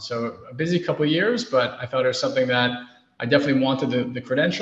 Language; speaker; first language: English; native; English